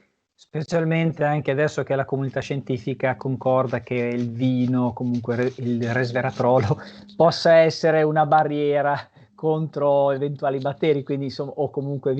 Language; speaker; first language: Italian; native; Italian